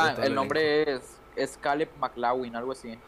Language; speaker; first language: Spanish; native; Spanish